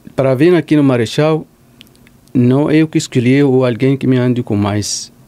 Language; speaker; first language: Portuguese; non-native, learner; Arabic